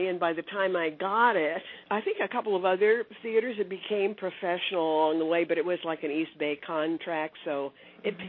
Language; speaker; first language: English; native; English